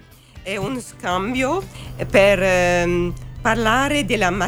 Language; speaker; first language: Italian; non-native, learner; French